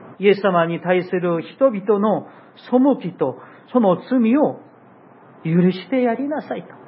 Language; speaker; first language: Japanese; non-native, fluent; Korean